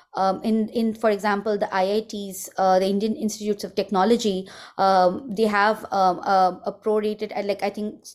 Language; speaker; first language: English; non-native, local second language; Hindi